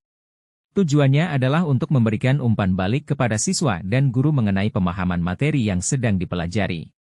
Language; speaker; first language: Indonesian; native; Indonesian